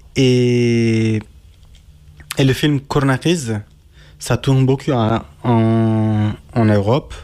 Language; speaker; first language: French; non-native, learner; Turkish